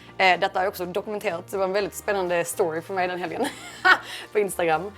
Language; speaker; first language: Swedish; native; Swedish